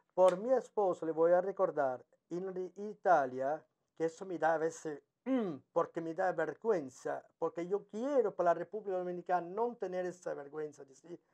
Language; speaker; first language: Spanish; non-native, learner; Italian